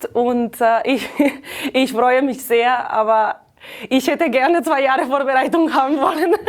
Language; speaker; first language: German; non-native, fluent; Catalan